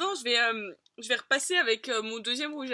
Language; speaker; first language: French; native; French